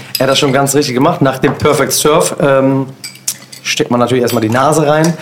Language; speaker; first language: German; early bilingual, other home language; Turkish